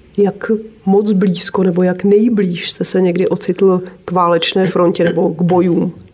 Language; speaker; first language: Czech; native; Czech